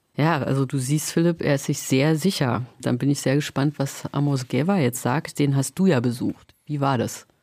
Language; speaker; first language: German; native; German